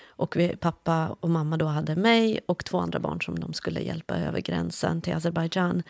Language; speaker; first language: Swedish; early bilingual, other home language; Kurdish